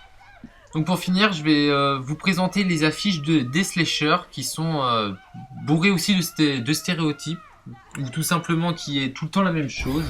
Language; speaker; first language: French; native; French